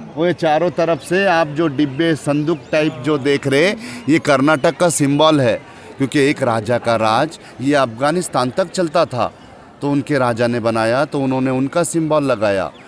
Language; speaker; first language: Hindi; non-native, local second language; Marathi